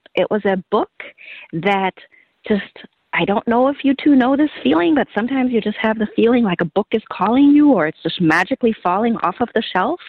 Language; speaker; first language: English; non-native, fluent; German